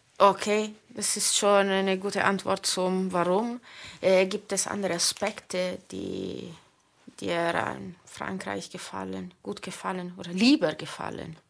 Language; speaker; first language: German; non-native, fluent; Italian